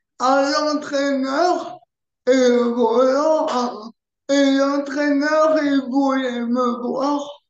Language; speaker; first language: French; early bilingual, other home language; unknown